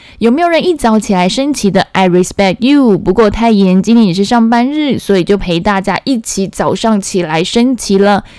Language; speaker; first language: Chinese; non-native, fluent; Korean